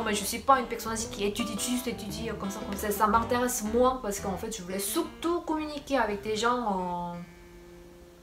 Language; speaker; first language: French; non-native, fluent; Korean